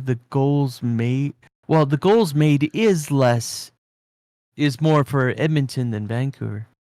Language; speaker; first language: English; native; English